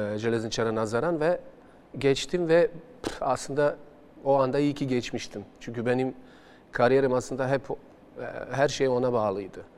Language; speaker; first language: Turkish; non-native, fluent; Bosnian